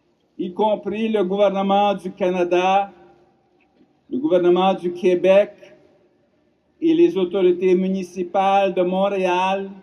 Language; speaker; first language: French; non-native, local second language; Ukrainian